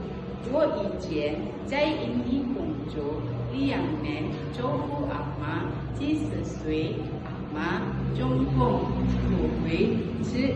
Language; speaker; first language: Chinese; non-native, learner; Indonesian